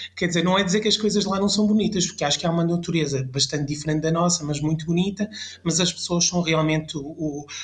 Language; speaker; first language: Portuguese; early bilingual, other home language; French